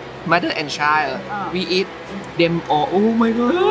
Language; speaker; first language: English; non-native, learner; Thai